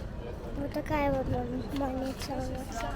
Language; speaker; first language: Russian; early bilingual, heritage; Russian